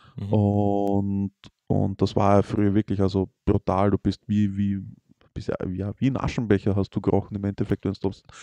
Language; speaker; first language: German; native; German